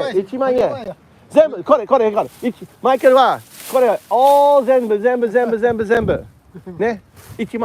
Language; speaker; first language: Japanese; non-native, learner; English